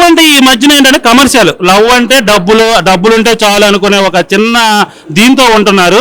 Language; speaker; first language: Telugu; native; Telugu